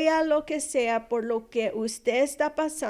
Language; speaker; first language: Spanish; non-native, fluent; English